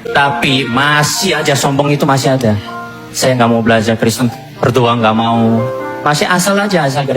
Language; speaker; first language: Indonesian; non-native, fluent; Korean